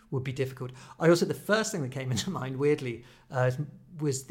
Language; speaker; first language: English; native; English